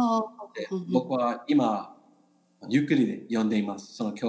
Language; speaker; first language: Japanese; non-native, learner; English